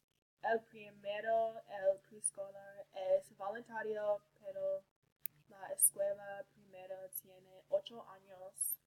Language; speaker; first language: Spanish; non-native, learner; English